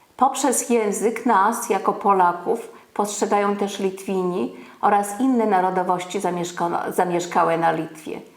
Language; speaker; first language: Polish; native; Polish